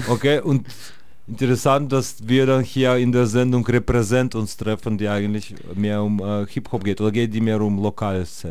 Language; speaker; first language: German; native; German